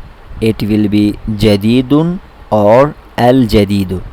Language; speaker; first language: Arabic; non-native, fluent; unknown